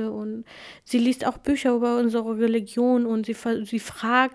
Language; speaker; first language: German; non-native, fluent; Kurdish